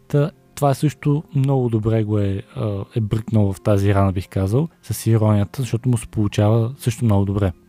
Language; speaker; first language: Bulgarian; native; Bulgarian